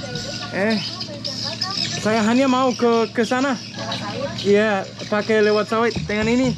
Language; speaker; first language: Indonesian; non-native, learner; Danish